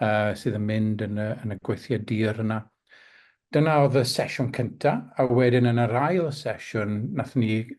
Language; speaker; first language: Welsh; non-native, local second language; English